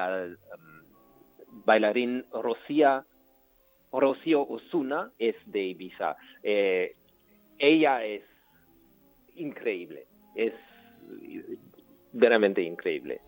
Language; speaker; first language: Spanish; non-native, learner; German